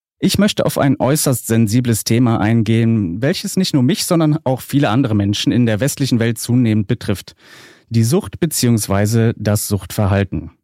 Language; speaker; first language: German; native; German